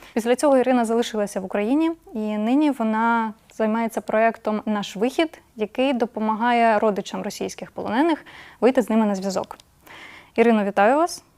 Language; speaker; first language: Ukrainian; native; Ukrainian